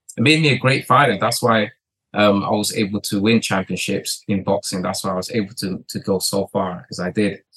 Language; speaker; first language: English; early bilingual, other home language; Portuguese